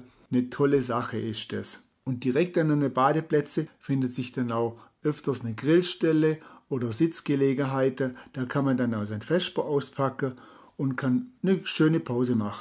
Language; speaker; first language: German; native; German